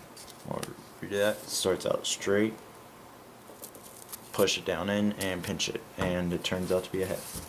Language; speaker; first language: English; native; English